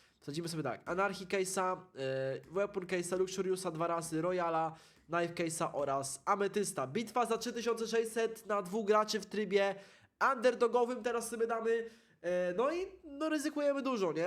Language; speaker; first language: Polish; native; Polish